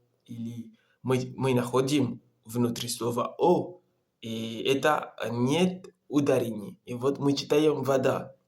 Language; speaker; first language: Russian; non-native, learner; Comorian